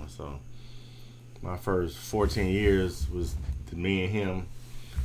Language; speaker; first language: English; native; English